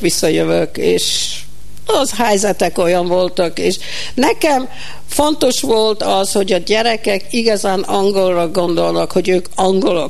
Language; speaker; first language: Hungarian; early bilingual, heritage; Hungarian